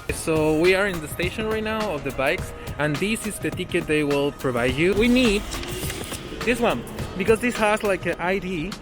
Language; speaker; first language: English; non-native, fluent; Spanish